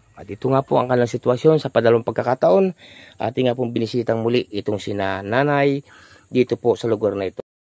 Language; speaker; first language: Filipino; native; Filipino